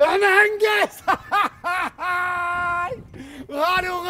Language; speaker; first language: Arabic; native; Arabic